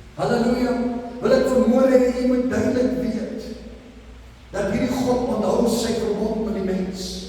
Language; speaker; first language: Afrikaans; non-native, local second language; English